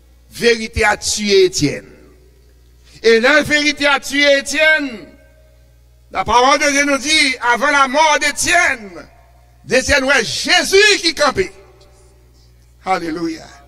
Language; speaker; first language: French; native; French